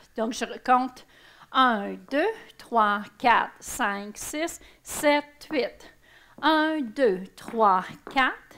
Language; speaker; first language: French; native; French